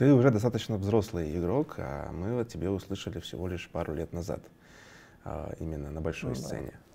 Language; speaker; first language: Russian; native; Russian